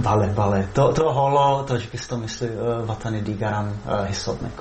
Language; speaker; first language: Persian; non-native, learner; Czech